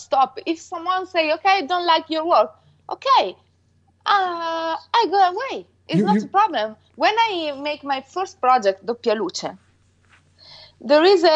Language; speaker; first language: English; non-native, fluent; Italian